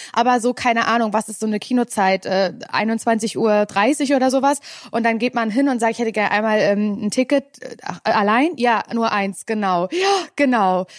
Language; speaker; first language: German; native; German